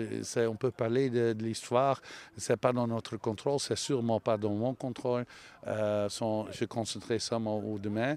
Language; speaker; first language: French; non-native, local second language; Dutch